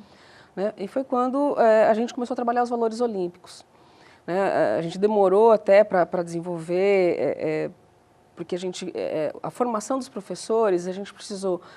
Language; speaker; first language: Portuguese; native; Portuguese